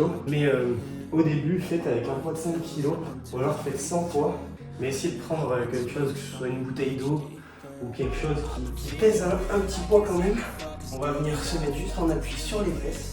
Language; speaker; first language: French; native; French